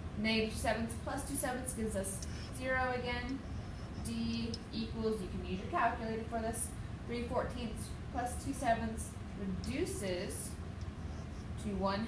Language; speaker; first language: English; native; English